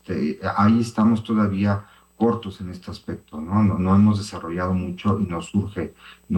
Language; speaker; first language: Spanish; native; Spanish